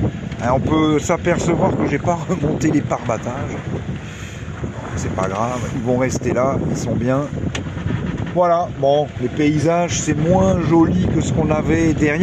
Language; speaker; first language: French; native; French